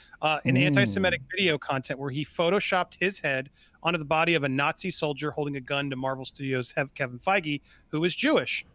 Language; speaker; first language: English; native; English